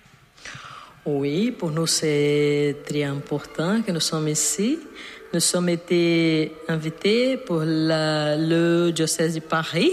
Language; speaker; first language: French; non-native, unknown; Portuguese